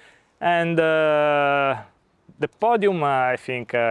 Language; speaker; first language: English; non-native, learner; Italian